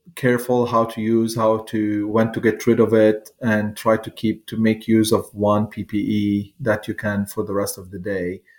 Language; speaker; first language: English; non-native, fluent; Arabic